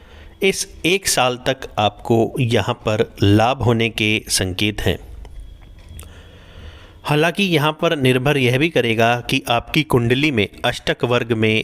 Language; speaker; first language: Hindi; native; Hindi